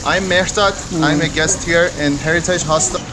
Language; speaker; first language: English; non-native, fluent; Persian